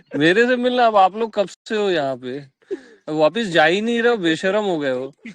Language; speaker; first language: Hindi; native; Hindi